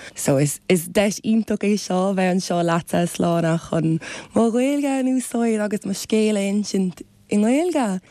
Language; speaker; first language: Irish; non-native, local second language; English